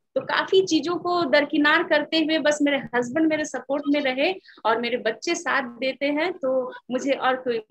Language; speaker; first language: Hindi; native; Hindi